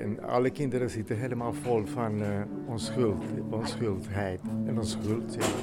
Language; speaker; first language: Dutch; non-native, learner; Spanish